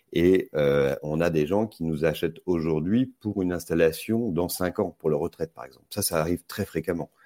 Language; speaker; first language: French; native; French